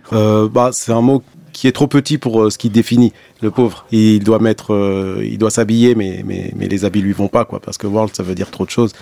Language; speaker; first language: French; non-native, local second language; Arabic